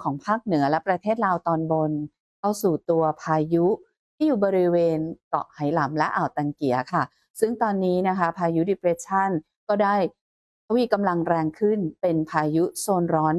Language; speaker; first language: Thai; native; Thai